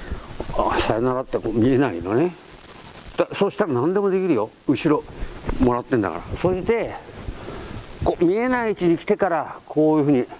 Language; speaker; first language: Japanese; native; Japanese